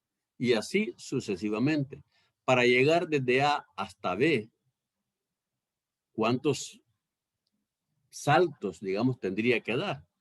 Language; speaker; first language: Spanish; native; Spanish